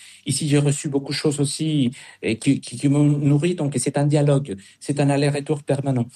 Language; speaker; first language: French; non-native, fluent; Spanish